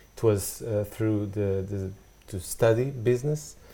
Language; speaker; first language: English; non-native, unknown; Portuguese